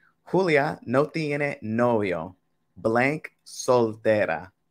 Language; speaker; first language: Spanish; non-native, fluent; English